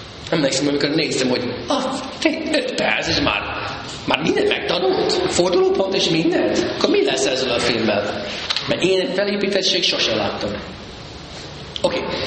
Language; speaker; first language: Hungarian; non-native, fluent; English